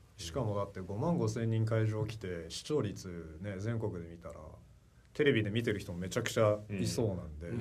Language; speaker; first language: Japanese; early bilingual, heritage; Japanese